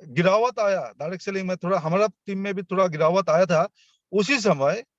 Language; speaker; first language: Hindi; non-native, local second language; Assamese